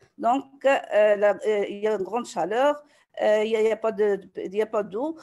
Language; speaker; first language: French; non-native, local second language; Arabic